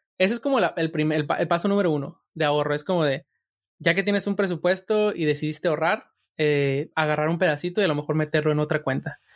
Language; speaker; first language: Spanish; native; Spanish